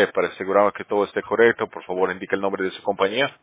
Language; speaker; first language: Spanish; native; Spanish